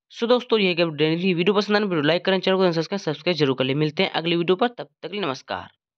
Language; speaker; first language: Hindi; native; Hindi